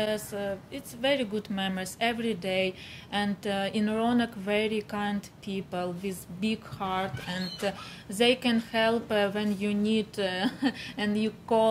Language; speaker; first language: English; non-native, learner; Ukrainian